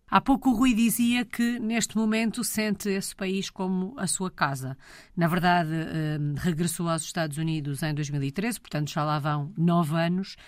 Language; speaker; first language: Portuguese; native; Portuguese